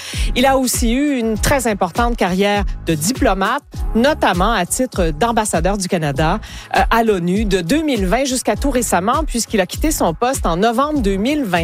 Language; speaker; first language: French; native; French